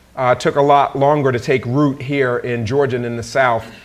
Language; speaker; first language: English; native; English